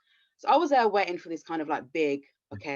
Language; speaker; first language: English; native; English